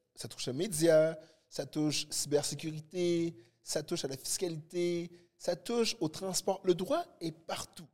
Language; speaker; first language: French; early bilingual, other home language; Haitian Creole